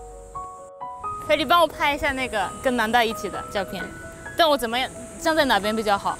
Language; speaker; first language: Chinese; non-native, fluent; Japanese